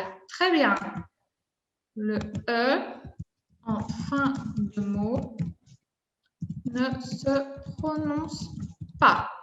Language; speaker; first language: French; non-native, fluent; Spanish